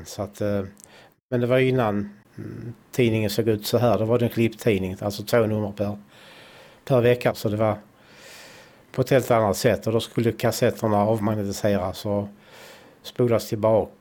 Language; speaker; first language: Swedish; native; Swedish